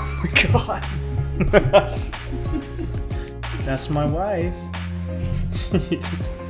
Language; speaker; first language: English; native; English